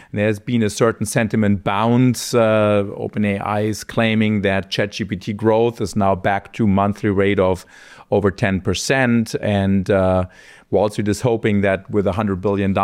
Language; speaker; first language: English; non-native, fluent; German